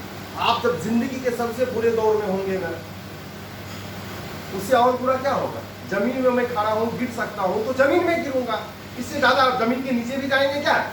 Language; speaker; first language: Hindi; native; Hindi